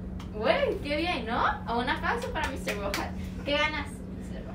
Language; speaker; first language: Spanish; non-native, learner; English